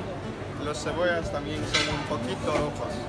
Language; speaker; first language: Spanish; non-native, learner; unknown